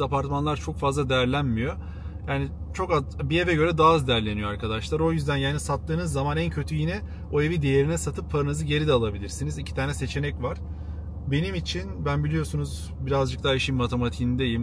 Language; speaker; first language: Turkish; native; Turkish